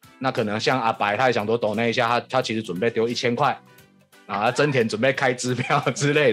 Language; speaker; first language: Chinese; native; Chinese